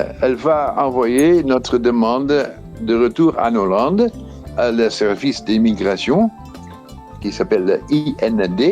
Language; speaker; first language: French; non-native, fluent; Dutch